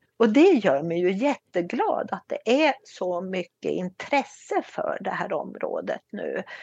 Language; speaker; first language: Swedish; native; Swedish